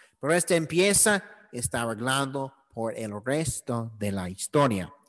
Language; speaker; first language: Spanish; non-native, learner; English